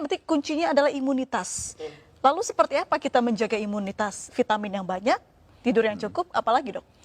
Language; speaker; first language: Indonesian; native; Indonesian